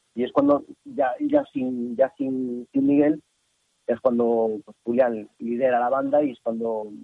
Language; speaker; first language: Spanish; native; Spanish